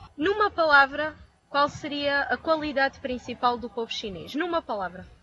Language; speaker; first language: Portuguese; native; Portuguese